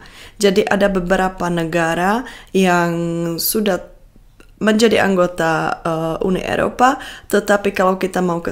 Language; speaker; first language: Indonesian; non-native, fluent; Czech